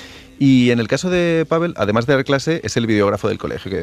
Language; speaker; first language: Spanish; native; Spanish